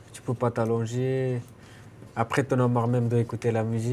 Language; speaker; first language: French; non-native, fluent; Romanian